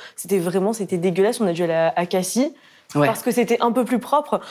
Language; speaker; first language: French; native; French